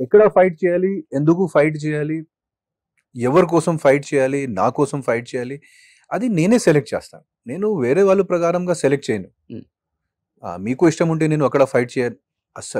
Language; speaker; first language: Telugu; non-native, fluent; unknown